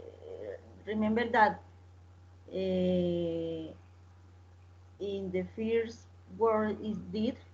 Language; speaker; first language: English; non-native, learner; Spanish